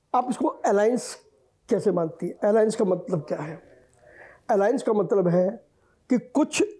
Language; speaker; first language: Hindi; native; Hindi